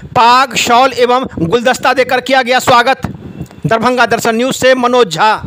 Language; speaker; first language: Hindi; native; Hindi